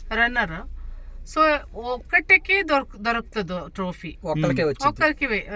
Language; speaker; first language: Telugu; non-native, local second language; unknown